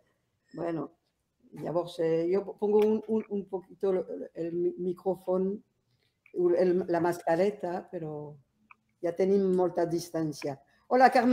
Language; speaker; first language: Catalan; non-native, local second language; Spanish